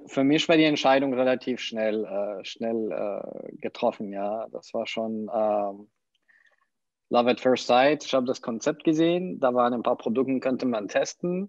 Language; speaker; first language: German; non-native, fluent; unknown